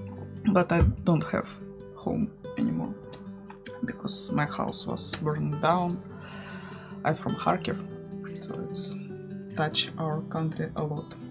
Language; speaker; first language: English; non-native, learner; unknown